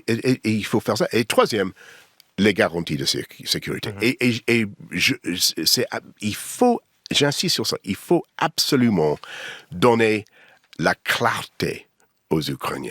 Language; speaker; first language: French; non-native, learner; English